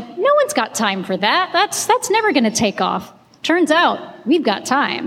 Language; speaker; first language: English; non-native, local second language; Hindi